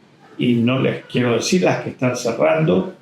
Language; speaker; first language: Spanish; native; Spanish